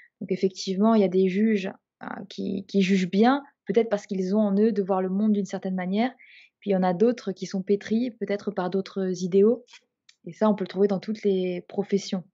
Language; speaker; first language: French; native; French